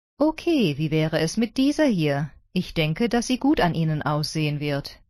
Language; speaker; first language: German; native; German